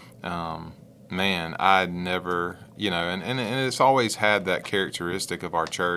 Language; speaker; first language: English; native; English